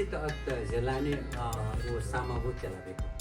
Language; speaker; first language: Russian; non-native, fluent; Nepali